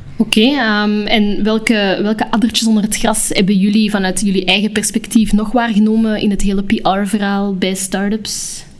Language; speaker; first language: Dutch; native; Dutch